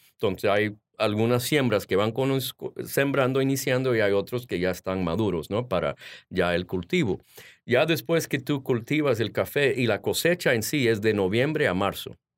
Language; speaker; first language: Spanish; early bilingual, heritage; Spanish